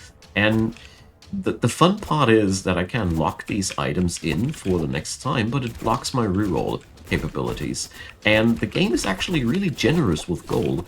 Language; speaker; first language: English; non-native, fluent; German